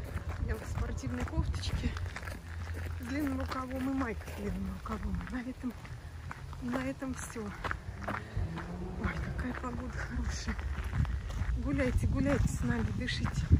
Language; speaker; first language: Russian; native; Russian